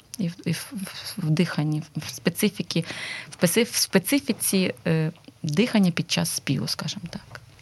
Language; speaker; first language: Ukrainian; non-native, local second language; Russian